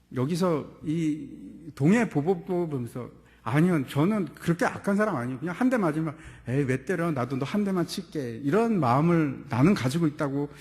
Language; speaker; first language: Korean; native; Korean